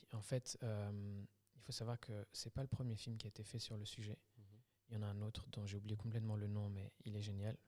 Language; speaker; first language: French; early bilingual, other home language; Kabyle